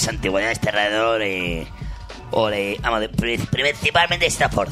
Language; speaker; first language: Spanish; native; Spanish